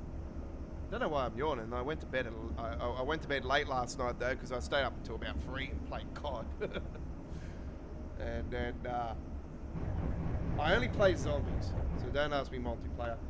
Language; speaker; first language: English; native; English